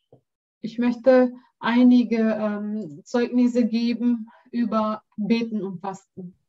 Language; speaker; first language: German; non-native, learner; Indonesian